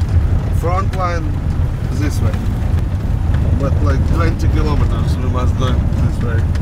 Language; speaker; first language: English; non-native, learner; Ukrainian